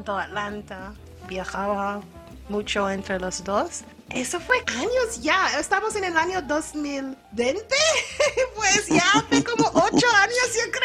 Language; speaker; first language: Spanish; non-native, fluent; English